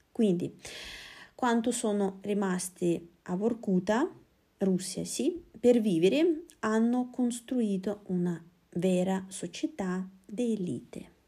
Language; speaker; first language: Italian; non-native, fluent; Russian